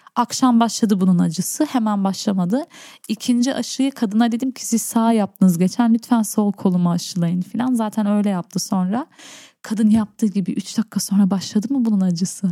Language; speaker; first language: Turkish; early bilingual, heritage; Turkish